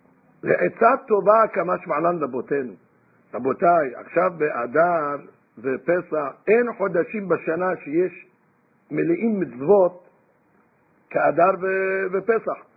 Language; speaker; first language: Hebrew; non-native, fluent; English